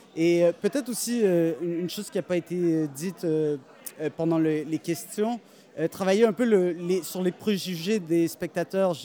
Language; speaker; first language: French; native; French